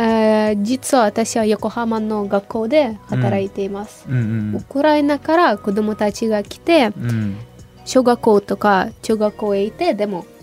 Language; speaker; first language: Japanese; non-native, fluent; Ukrainian